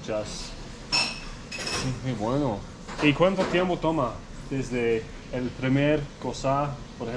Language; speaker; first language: Spanish; non-native, learner; English